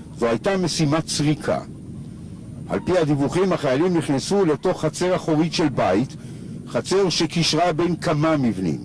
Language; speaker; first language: Hebrew; native; Hebrew